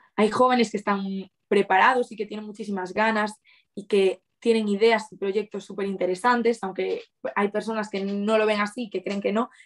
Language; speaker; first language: Spanish; native; Spanish